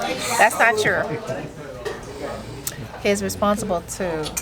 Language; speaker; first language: English; native; English